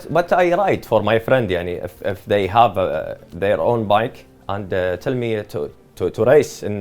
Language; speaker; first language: English; non-native, learner; Arabic